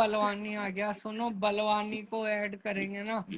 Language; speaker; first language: Hindi; native; Hindi